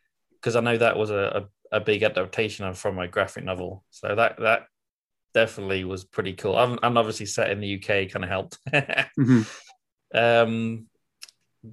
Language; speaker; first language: English; native; English